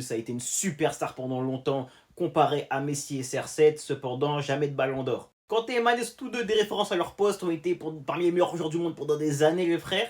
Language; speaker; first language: French; native; French